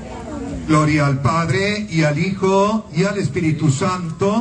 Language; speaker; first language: Spanish; native; Spanish